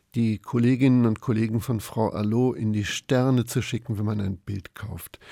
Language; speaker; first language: German; native; German